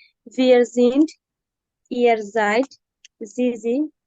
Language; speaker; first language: German; non-native, learner; Bangla